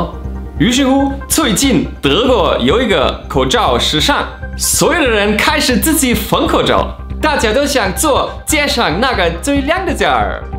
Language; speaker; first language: Chinese; non-native, fluent; German